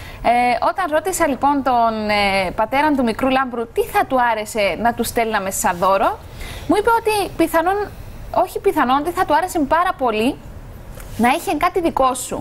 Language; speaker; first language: Greek; native; Greek